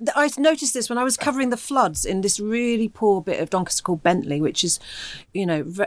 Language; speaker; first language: English; native; English